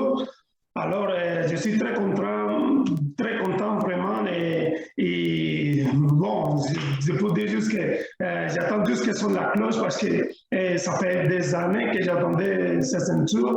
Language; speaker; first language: French; non-native, learner; Spanish